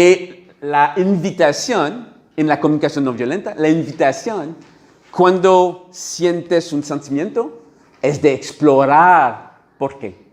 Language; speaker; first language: Spanish; non-native, learner; French